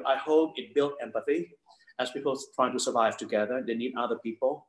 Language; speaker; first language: English; non-native, fluent; Thai